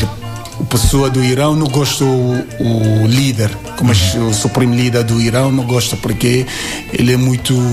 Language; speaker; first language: Portuguese; non-native, learner; Yoruba